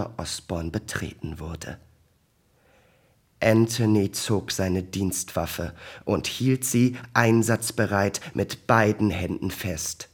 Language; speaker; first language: German; native; German